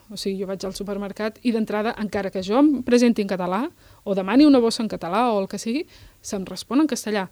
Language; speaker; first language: Catalan; early bilingual, other home language; Berber languages